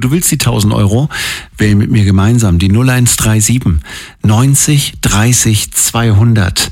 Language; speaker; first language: German; native; German